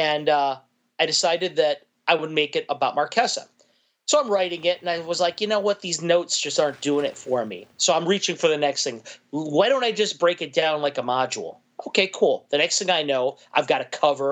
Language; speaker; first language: English; native; English